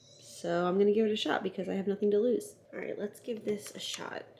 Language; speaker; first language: English; native; English